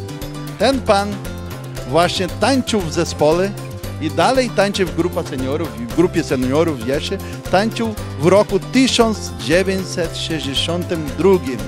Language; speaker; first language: Polish; early bilingual, heritage; Portuguese